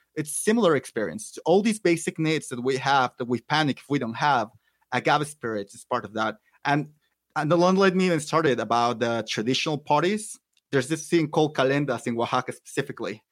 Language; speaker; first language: English; non-native, fluent; Spanish